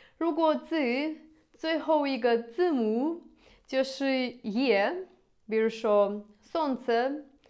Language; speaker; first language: Chinese; non-native, fluent; Russian